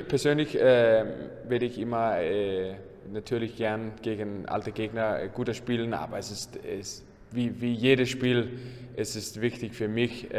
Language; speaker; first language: German; non-native, learner; English